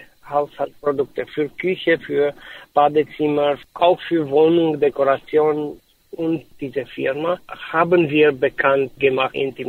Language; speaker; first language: German; non-native, learner; Romanian